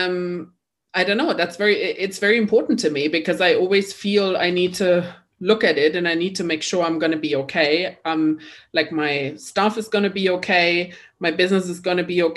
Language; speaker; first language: English; non-native, fluent; German